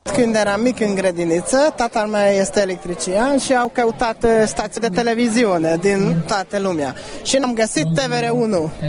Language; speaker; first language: Romanian; non-native, learner; Hungarian